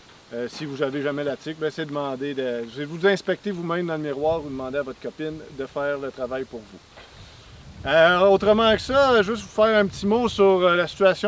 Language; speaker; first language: French; native; French